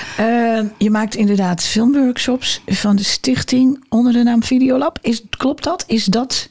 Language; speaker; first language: Dutch; native; Dutch